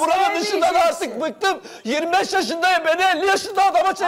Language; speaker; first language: Turkish; native; Turkish